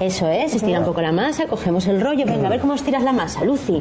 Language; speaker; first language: Spanish; native; Spanish